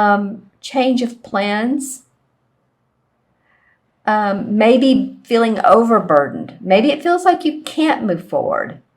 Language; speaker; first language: English; native; English